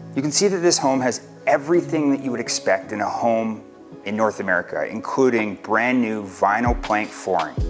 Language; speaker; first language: English; native; English